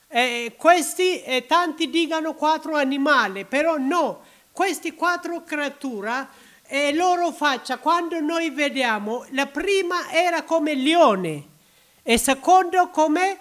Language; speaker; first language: Italian; non-native, learner; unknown